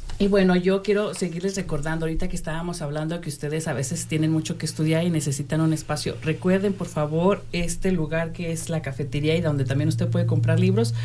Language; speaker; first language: Spanish; native; Spanish